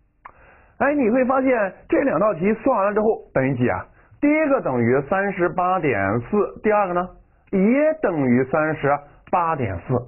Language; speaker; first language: Chinese; native; Chinese